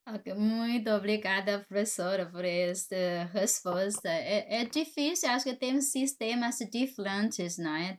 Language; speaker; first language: Portuguese; non-native, fluent; Chinese